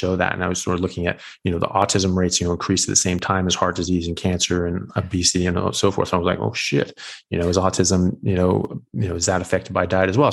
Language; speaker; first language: English; native; English